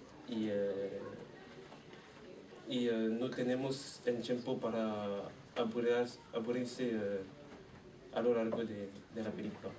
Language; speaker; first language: Spanish; non-native, learner; French